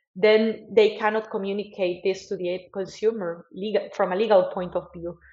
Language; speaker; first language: English; non-native, fluent; Spanish